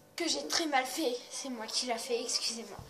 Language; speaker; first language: French; native; French